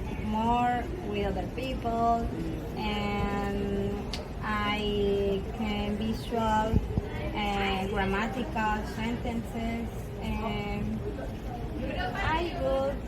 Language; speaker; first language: English; non-native, learner; Spanish